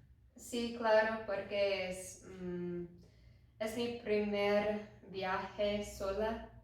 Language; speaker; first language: Spanish; non-native, learner; English